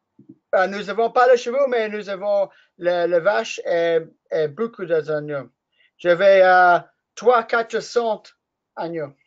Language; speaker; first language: French; non-native, learner; English